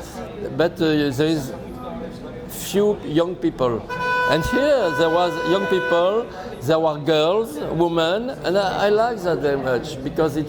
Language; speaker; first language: English; non-native, fluent; French